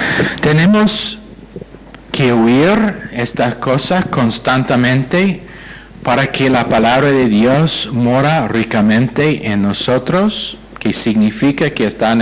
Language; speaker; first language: Spanish; non-native, fluent; English